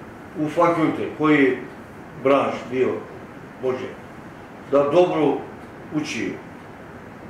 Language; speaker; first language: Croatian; early bilingual, heritage; Turkish